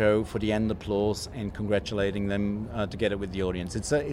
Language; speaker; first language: English; non-native, fluent; Dutch